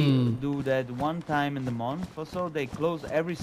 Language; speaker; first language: English; non-native, fluent; Italian